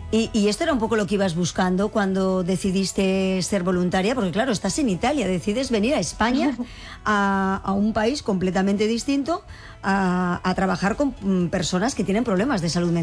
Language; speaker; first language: Spanish; native; Spanish